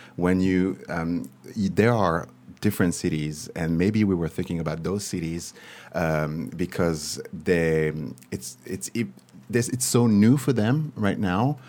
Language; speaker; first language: English; non-native, fluent; French